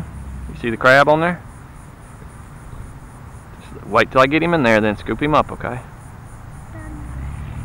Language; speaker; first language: English; native; English